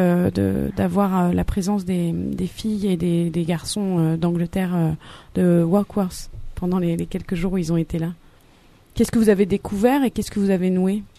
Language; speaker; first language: French; native; French